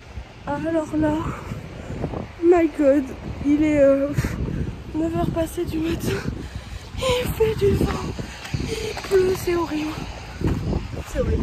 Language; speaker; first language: French; native; French